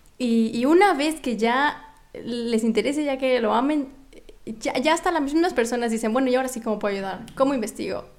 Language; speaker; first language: Spanish; native; Spanish